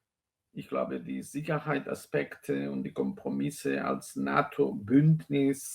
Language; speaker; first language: German; non-native, fluent; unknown